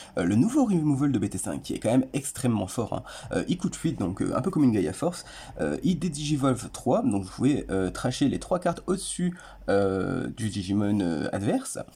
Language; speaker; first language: French; native; French